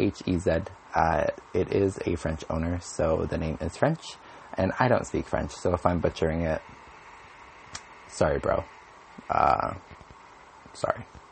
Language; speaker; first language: English; native; English